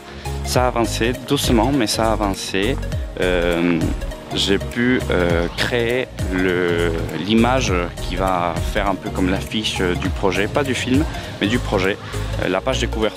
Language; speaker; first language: French; non-native, fluent; Spanish